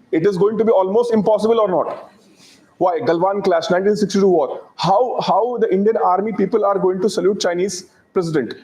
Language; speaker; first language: English; non-native, local second language; Hindi